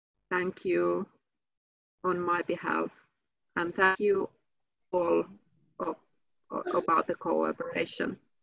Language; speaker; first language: English; non-native, fluent; Finnish